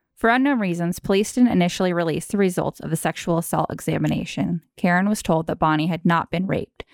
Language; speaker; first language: English; native; English